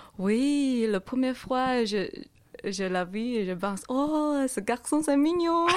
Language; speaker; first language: French; non-native, learner; Chinese